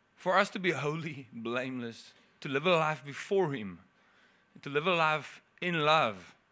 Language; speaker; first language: English; non-native, local second language; Afrikaans